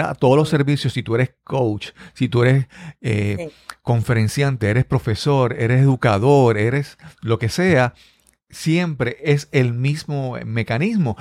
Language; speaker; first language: Spanish; native; Spanish